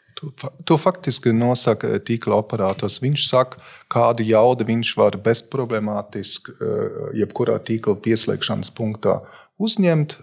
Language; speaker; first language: Latvian; non-native, local second language; Russian